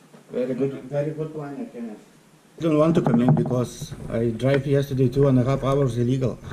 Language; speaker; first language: English; non-native, learner; Russian